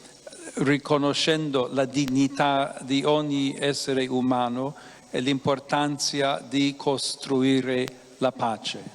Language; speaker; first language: Italian; non-native, fluent; English